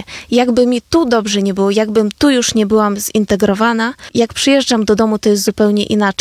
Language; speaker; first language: Polish; non-native, fluent; Ukrainian